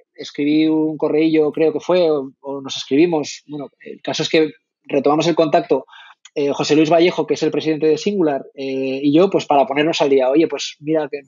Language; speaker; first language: Spanish; native; Spanish